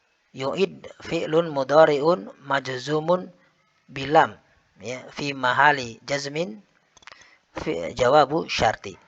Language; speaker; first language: Arabic; non-native, fluent; Indonesian